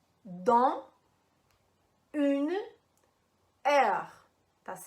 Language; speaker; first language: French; non-native, fluent; Portuguese